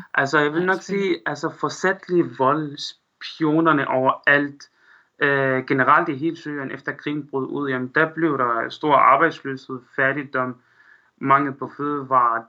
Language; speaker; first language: Danish; non-native, fluent; Arabic